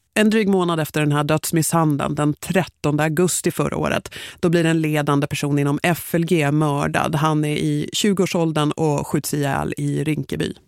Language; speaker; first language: Swedish; native; Swedish